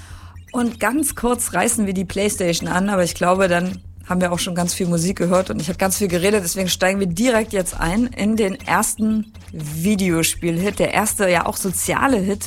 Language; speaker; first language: German; native; German